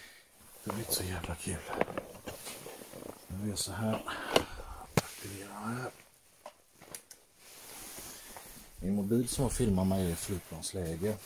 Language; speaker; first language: Swedish; native; Swedish